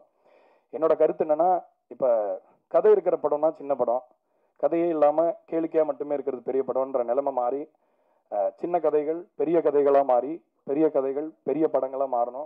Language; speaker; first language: Tamil; native; Tamil